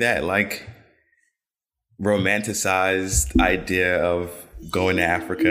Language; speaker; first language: English; native; English